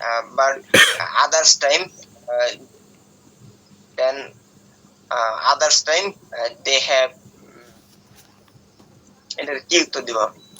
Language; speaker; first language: English; non-native, learner; Bangla